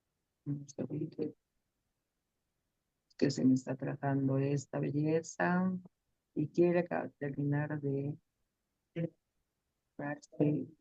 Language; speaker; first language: Spanish; native; Spanish